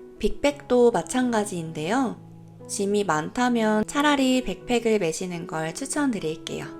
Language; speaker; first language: Korean; native; Korean